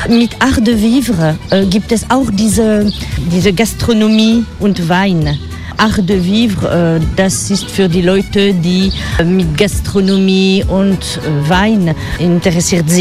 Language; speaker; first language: German; non-native, fluent; French